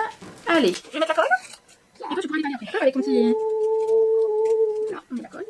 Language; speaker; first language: French; native; French